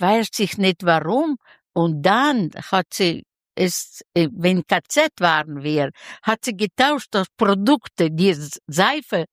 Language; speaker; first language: German; non-native, learner; Russian